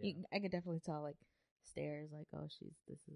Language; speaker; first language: English; early bilingual, other home language; Spanish